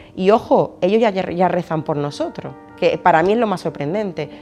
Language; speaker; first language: Spanish; native; Spanish